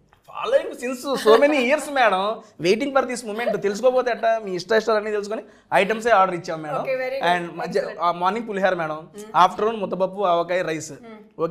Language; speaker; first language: Telugu; native; Telugu